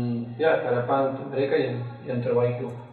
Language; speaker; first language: Indonesian; non-native, fluent; Spanish